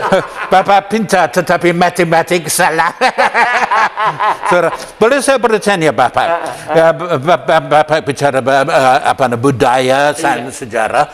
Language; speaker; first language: Indonesian; non-native, learner; English